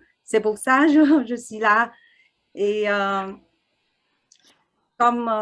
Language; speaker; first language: French; non-native, learner; Vietnamese